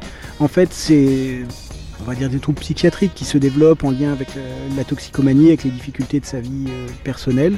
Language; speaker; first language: French; native; French